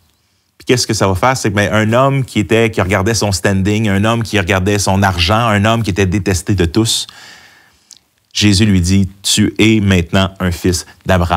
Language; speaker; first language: French; native; French